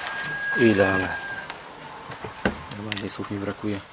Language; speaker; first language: Polish; native; Polish